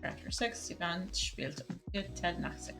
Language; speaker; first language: German; non-native, learner; Spanish